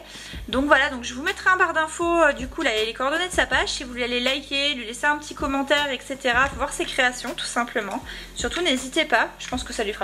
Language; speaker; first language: French; native; French